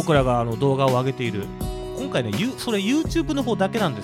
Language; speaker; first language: Japanese; native; Japanese